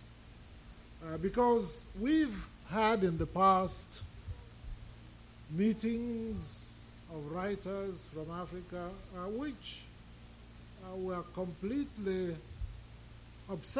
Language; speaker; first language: English; non-native, local second language; Igbo